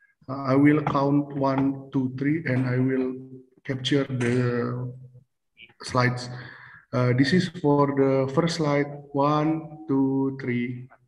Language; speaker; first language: English; non-native, fluent; Indonesian